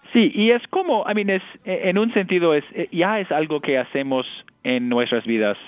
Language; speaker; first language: Spanish; early bilingual, heritage; Spanish